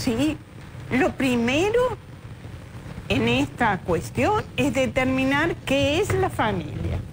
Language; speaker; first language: Portuguese; non-native, learner; Spanish